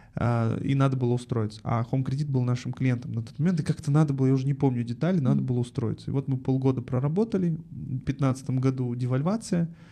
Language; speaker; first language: Russian; native; Russian